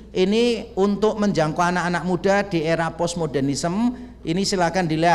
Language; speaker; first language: Indonesian; native; Indonesian